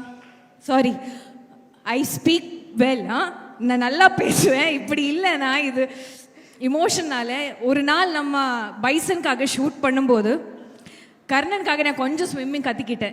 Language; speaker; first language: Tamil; non-native, fluent; Malayalam